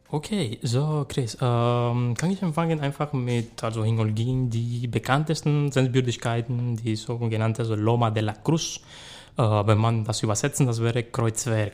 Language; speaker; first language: German; non-native, learner; Spanish